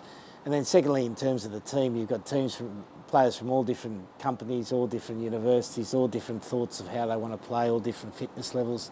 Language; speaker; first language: English; native; English